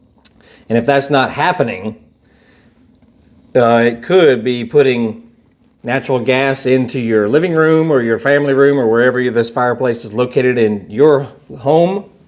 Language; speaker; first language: English; native; English